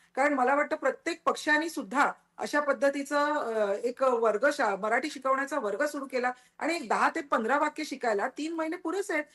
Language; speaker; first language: Marathi; native; Marathi